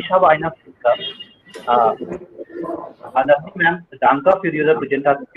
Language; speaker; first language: German; non-native, fluent; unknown